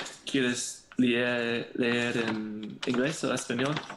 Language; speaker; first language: Spanish; non-native, learner; English